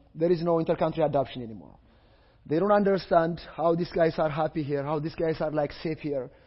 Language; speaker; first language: English; non-native, fluent; Amharic